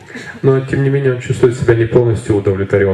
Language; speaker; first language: Russian; native; Russian